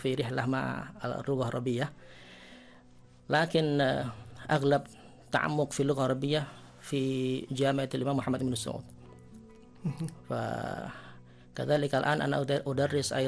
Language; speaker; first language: Arabic; non-native, fluent; Indonesian